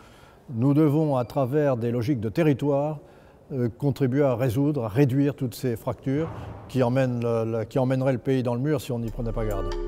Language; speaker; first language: French; native; French